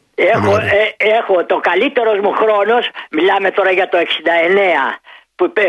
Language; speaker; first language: Greek; native; Greek